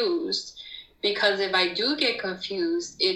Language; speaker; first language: English; non-native, fluent; Spanish